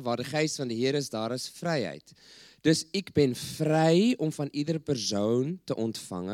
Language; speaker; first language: Dutch; non-native, fluent; English